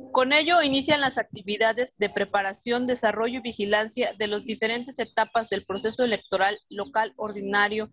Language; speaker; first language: Spanish; native; Spanish